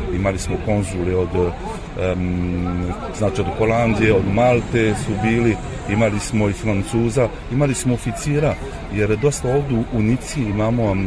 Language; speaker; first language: Serbian; early bilingual, heritage; French